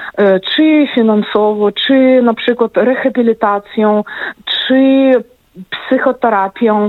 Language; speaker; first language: Polish; non-native, fluent; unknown